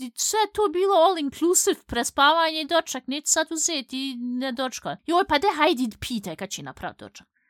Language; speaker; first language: Bosnian; early bilingual, heritage; Bosnian